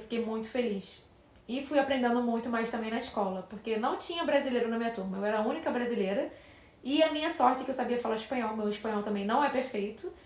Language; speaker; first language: Portuguese; native; Portuguese